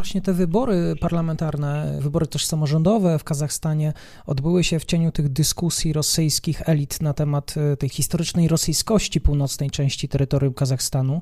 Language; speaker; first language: Polish; native; Polish